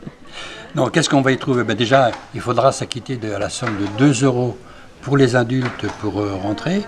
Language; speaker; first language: French; native; French